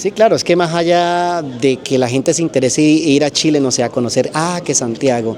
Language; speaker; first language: Spanish; native; Spanish